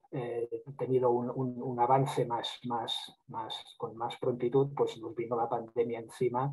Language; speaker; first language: Spanish; native; Spanish